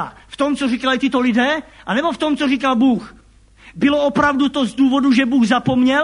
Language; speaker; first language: Czech; native; Czech